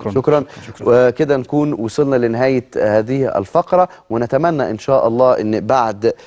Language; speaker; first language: Arabic; native; Arabic